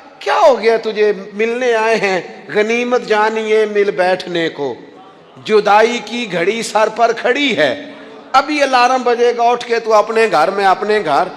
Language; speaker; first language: Urdu; non-native, local second language; Punjabi